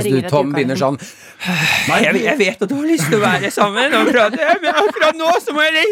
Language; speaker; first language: Norwegian; native; Norwegian